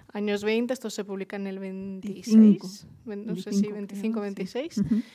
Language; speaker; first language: Spanish; early bilingual, other home language; Russian